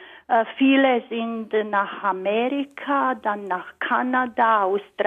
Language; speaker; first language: German; non-native, fluent; Croatian